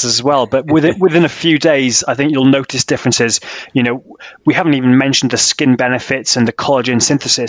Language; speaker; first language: English; native; English